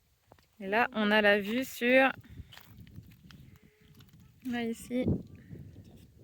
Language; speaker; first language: French; native; French